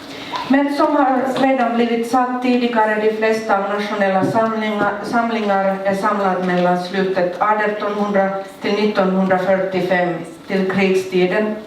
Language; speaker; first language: Swedish; non-native, local second language; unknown